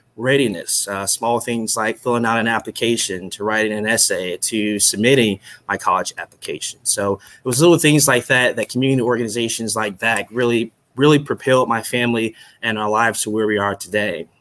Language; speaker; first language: English; native; English